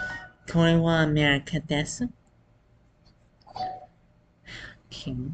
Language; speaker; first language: Japanese; non-native, learner; English